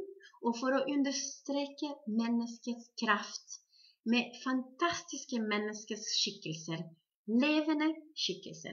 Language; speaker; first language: Norwegian; non-native, fluent; Italian